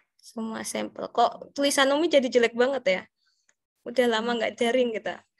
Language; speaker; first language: Indonesian; native; Indonesian